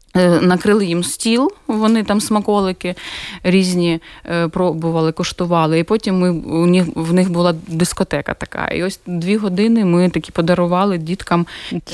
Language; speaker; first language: Ukrainian; native; Ukrainian